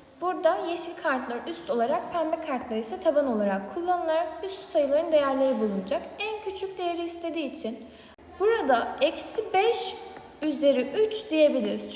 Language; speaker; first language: Turkish; native; Turkish